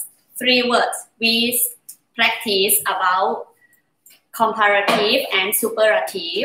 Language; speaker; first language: English; non-native, learner; Thai